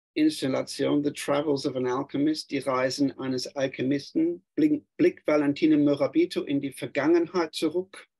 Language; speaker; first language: German; non-native, fluent; English